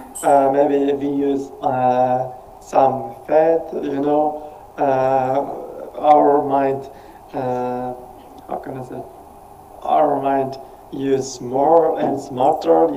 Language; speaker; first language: English; non-native, learner; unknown